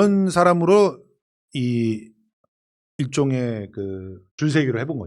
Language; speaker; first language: Korean; native; Korean